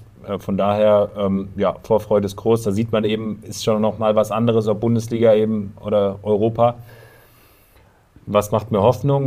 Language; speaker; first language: German; native; German